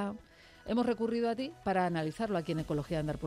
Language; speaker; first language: Spanish; native; Spanish